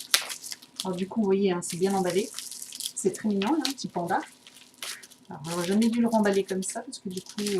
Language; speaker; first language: French; native; French